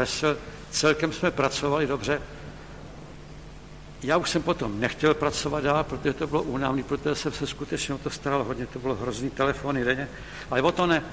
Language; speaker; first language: Czech; native; Czech